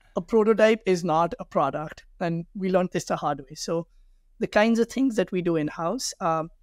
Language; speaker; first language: English; non-native, local second language; Hindi